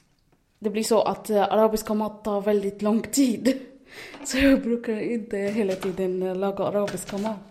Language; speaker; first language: Swedish; non-native, fluent; Arabic